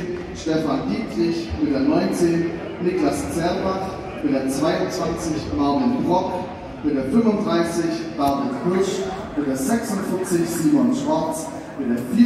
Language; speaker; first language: German; native; German